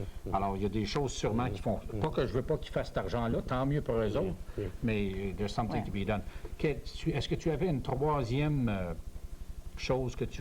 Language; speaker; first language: French; native; French